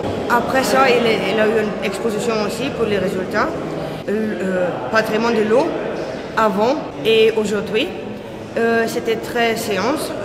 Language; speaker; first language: French; non-native, learner; Turkish